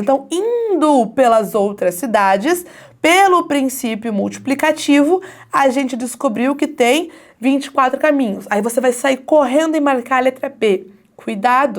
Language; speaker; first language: Portuguese; native; Portuguese